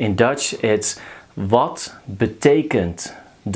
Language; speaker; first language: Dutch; non-native, fluent; English